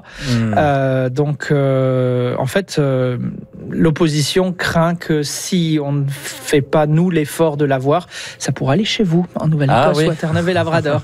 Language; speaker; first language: French; native; French